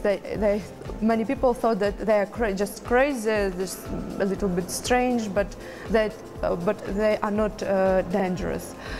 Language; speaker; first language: English; non-native, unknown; Russian